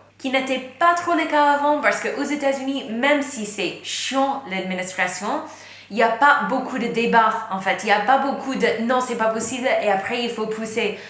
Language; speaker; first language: French; non-native, fluent; English